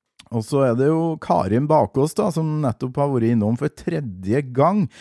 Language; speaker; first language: Norwegian; native; Norwegian